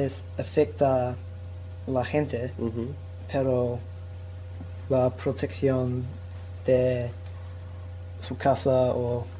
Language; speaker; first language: Spanish; non-native, learner; English